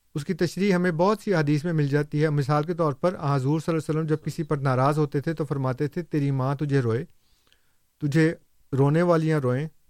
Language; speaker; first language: Urdu; non-native, local second language; Punjabi